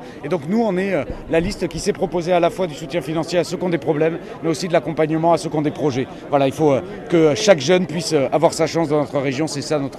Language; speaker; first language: French; native; French